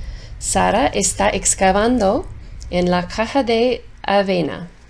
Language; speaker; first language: Spanish; non-native, fluent; English